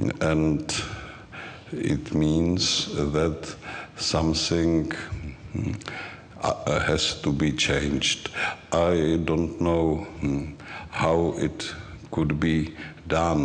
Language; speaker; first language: English; non-native, learner; Czech